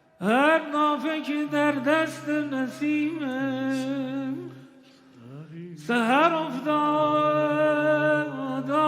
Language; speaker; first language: Persian; native; Persian